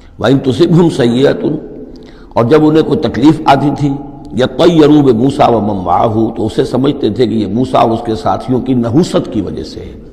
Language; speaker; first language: Urdu; native; Urdu